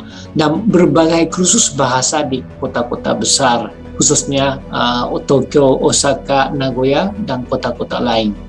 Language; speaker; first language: Indonesian; non-native, fluent; Japanese